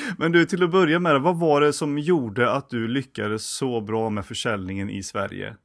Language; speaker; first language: Swedish; native; Swedish